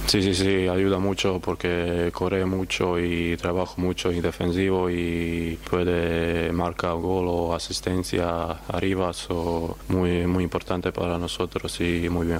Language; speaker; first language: Spanish; non-native, learner; Croatian